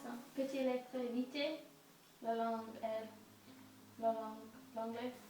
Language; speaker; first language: French; non-native, learner; English